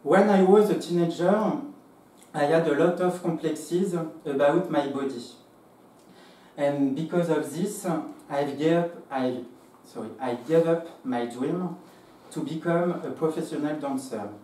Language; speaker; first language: English; non-native, fluent; French